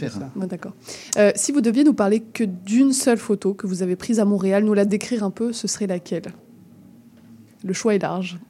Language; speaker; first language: French; native; French